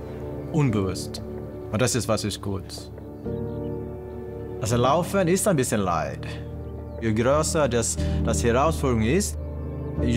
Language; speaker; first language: German; non-native, learner; Swedish